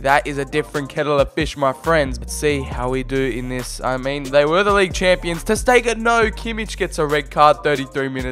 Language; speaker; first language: English; native; English